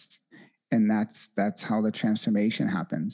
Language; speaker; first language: English; native; English